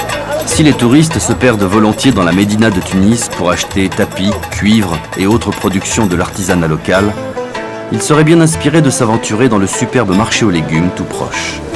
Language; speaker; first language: French; native; French